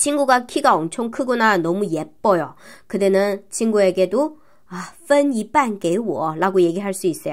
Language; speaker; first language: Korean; non-native, fluent; Chinese